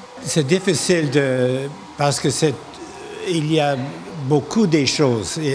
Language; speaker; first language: French; non-native, local second language; English